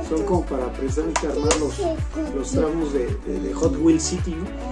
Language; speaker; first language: Spanish; native; Spanish